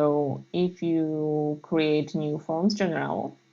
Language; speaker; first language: English; non-native, fluent; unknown